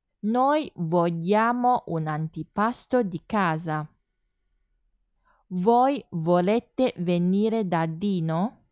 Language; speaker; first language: Italian; non-native, fluent; Chinese